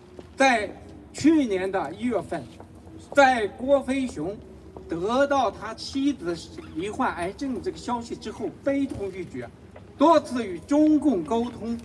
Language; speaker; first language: Chinese; native; Chinese